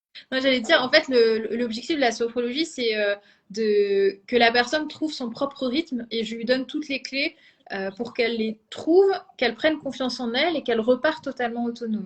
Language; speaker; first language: French; native; French